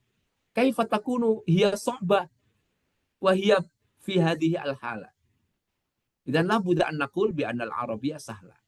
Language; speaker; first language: Arabic; non-native, fluent; Indonesian